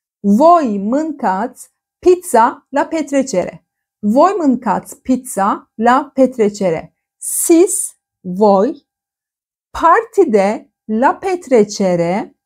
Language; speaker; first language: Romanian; non-native, fluent; Turkish